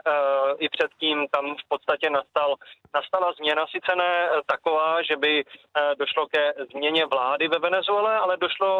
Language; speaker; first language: Czech; native; Czech